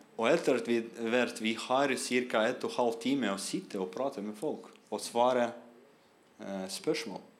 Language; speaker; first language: Norwegian; non-native, learner; Russian